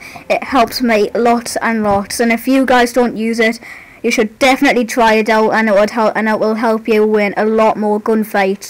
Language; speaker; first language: English; native; English